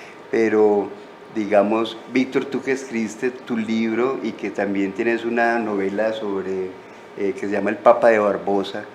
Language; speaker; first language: Spanish; native; Spanish